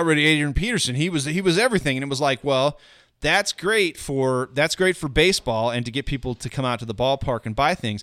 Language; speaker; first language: English; native; English